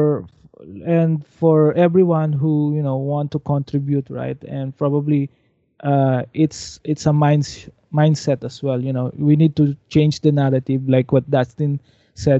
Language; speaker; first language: English; non-native, local second language; Filipino